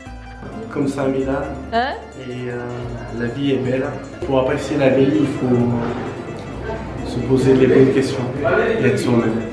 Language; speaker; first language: French; early bilingual, other home language; Korean